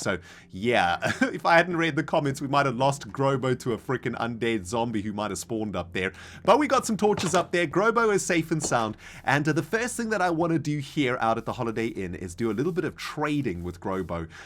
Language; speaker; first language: English; native; English